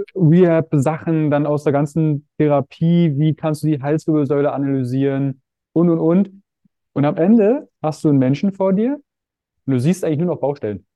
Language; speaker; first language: German; native; German